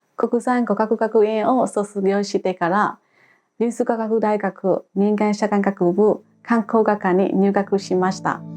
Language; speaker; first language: Japanese; non-native, fluent; Burmese